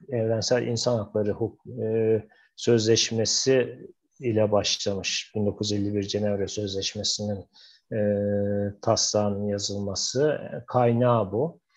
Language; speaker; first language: Turkish; native; Turkish